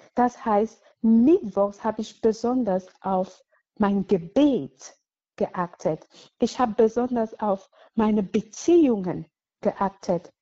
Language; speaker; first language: German; non-native, fluent; English